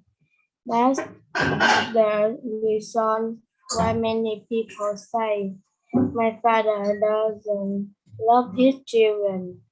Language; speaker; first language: English; non-native, learner; Vietnamese